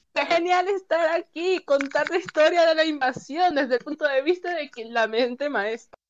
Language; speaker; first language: Spanish; native; Spanish